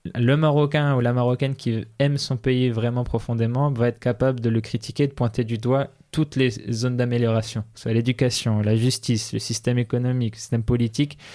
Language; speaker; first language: French; native; French